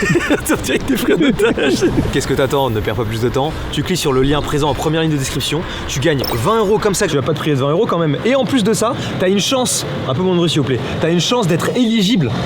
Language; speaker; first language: French; native; French